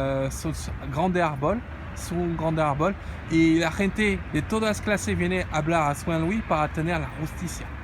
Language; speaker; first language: Spanish; non-native, learner; French